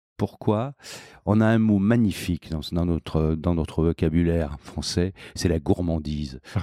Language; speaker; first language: French; native; French